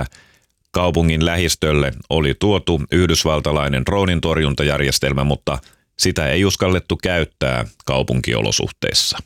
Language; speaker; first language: Finnish; native; Finnish